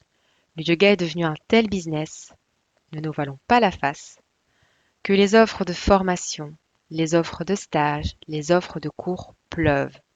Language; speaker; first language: French; native; French